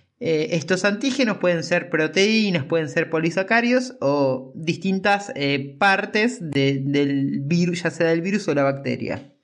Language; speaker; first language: Spanish; native; Spanish